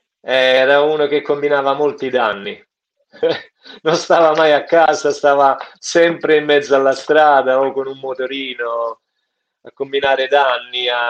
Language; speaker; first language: Italian; native; Italian